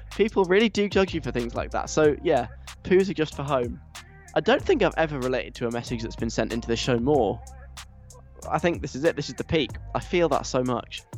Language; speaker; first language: English; native; English